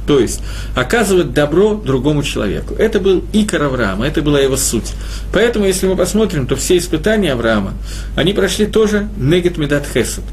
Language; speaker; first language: Russian; native; Russian